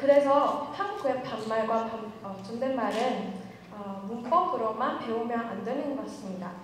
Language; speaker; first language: Korean; non-native, fluent; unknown